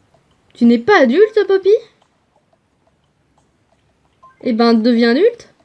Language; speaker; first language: French; native; French